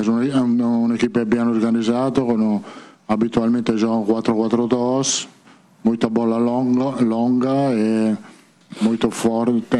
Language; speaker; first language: Portuguese; non-native, fluent; Italian